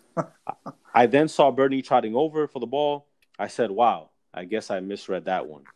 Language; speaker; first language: English; native; English